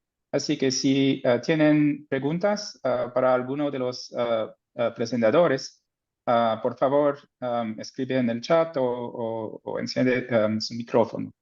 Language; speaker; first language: Spanish; non-native, fluent; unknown